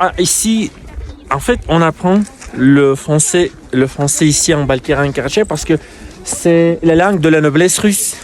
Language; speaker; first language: French; non-native, fluent; Russian